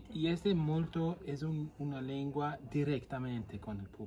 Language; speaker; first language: Italian; non-native, learner; Norwegian